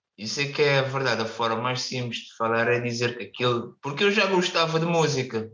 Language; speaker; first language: Portuguese; non-native, local second language; Kabuverdianu